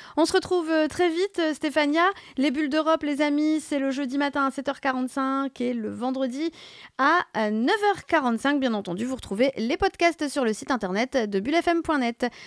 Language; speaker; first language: French; native; French